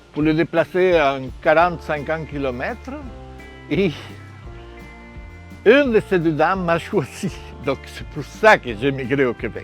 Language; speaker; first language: French; non-native, fluent; Spanish